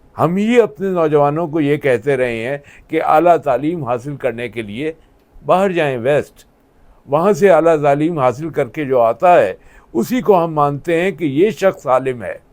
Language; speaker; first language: Urdu; native; Urdu